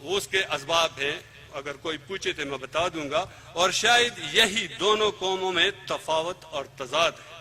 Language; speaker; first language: Urdu; non-native, local second language; Pashto